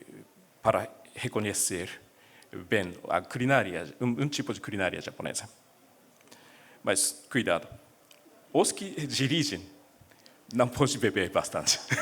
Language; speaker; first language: Portuguese; non-native, learner; Japanese